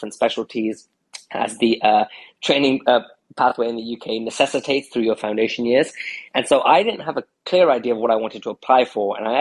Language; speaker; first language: English; native; English